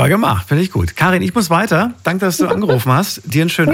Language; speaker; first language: German; native; German